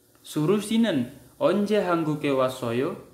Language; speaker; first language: Korean; non-native, fluent; Indonesian